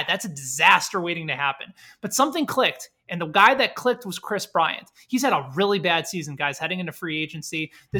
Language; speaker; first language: English; native; English